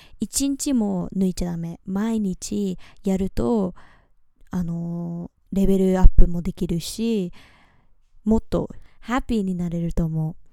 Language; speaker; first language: Japanese; early bilingual, heritage; Japanese